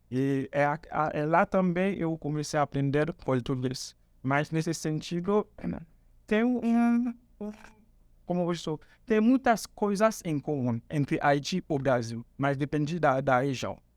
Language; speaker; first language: Portuguese; non-native, fluent; Haitian Creole